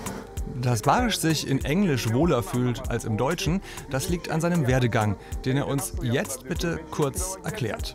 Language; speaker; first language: German; native; German